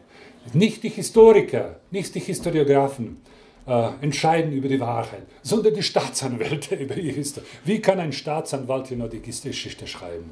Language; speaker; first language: German; non-native, fluent; Croatian